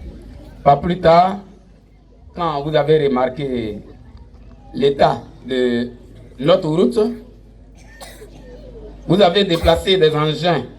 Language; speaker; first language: French; non-native, local second language; Baoulé